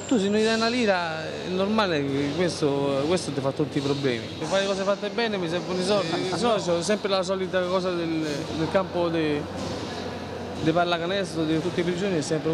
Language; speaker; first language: Italian; native; Italian